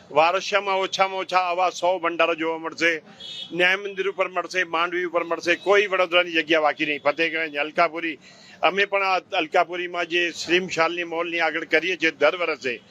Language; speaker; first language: Gujarati; non-native, local second language; Sindhi